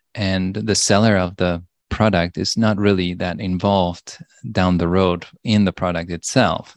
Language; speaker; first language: English; non-native, fluent; Polish